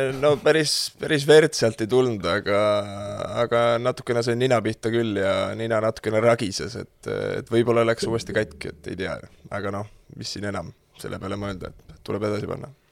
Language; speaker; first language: Estonian; native; Estonian